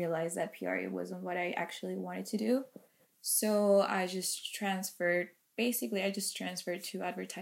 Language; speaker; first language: English; non-native, fluent; Spanish